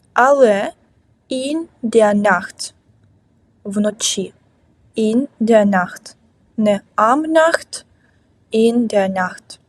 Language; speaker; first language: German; non-native, fluent; Ukrainian